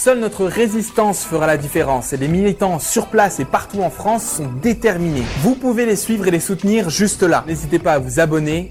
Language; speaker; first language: French; native; French